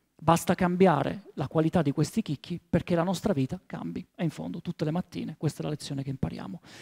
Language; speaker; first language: Italian; native; Italian